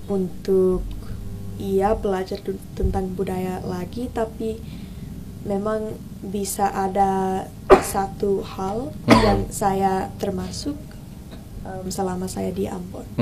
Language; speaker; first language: Indonesian; early bilingual, heritage; English